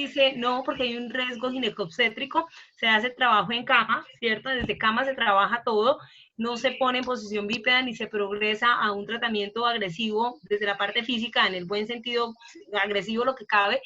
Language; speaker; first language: Spanish; native; Spanish